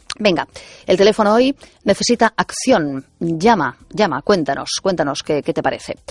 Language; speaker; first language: Spanish; native; Spanish